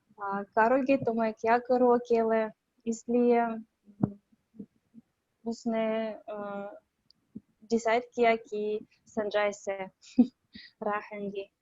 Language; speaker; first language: Hindi; non-native, learner; Russian